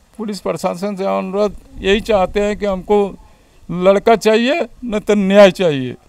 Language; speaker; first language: Hindi; native; Hindi